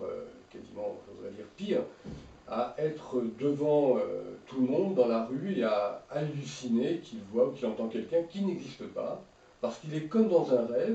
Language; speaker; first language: French; native; French